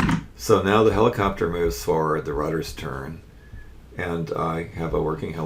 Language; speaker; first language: English; native; English